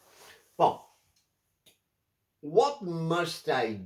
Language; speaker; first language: English; non-native, fluent; Portuguese